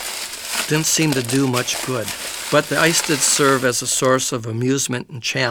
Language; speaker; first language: English; native; English